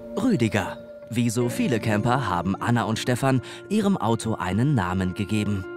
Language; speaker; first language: German; native; German